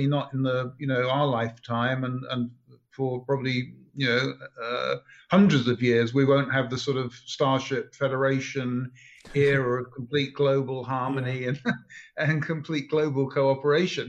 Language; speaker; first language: English; native; English